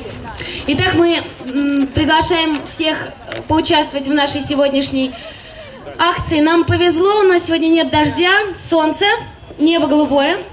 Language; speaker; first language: Russian; native; Russian